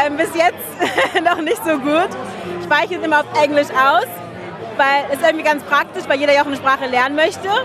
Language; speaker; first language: German; native; German